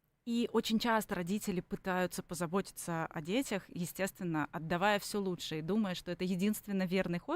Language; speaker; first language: Russian; native; Russian